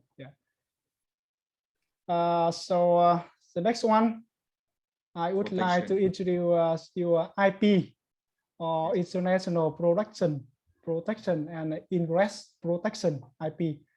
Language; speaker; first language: English; non-native, learner; Vietnamese